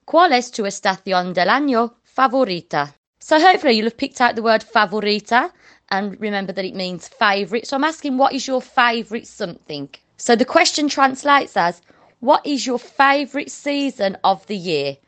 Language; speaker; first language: English; native; English